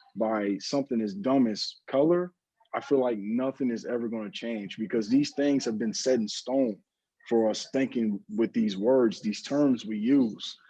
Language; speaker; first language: English; native; English